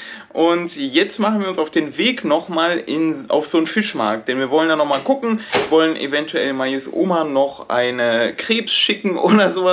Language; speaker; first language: German; native; German